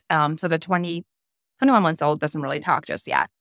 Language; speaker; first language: English; non-native, fluent; Chinese